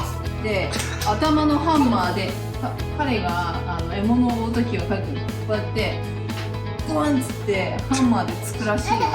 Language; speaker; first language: Japanese; native; Japanese